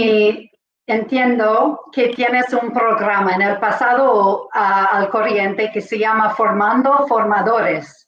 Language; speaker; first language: Spanish; non-native, fluent; English